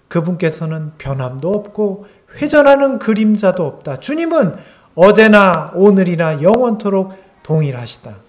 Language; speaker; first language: Korean; native; Korean